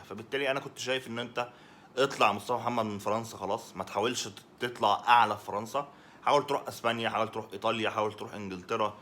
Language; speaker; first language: Arabic; native; Arabic